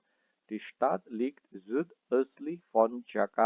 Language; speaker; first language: German; non-native, fluent; Indonesian